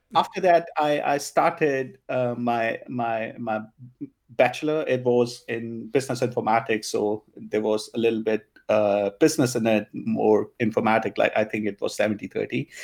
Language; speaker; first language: English; non-native, local second language; Punjabi